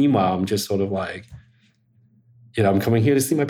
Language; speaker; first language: English; early bilingual, other home language; Chinese